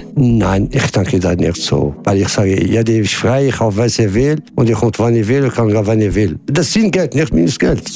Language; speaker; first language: German; non-native, learner; Arabic